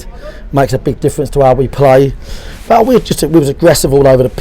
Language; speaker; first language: English; native; English